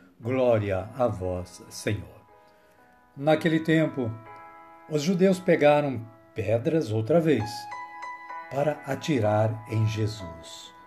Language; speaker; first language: Portuguese; native; Portuguese